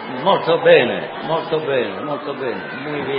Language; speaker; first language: Italian; non-native, learner; Spanish